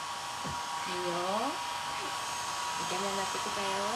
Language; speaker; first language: Japanese; native; Japanese